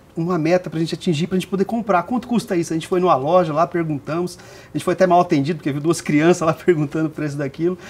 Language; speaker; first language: Portuguese; native; Portuguese